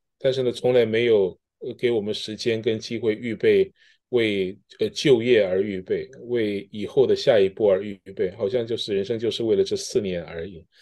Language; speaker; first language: Chinese; early bilingual, heritage; Chinese